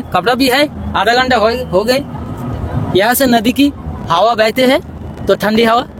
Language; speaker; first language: Hindi; non-native, local second language; Bangla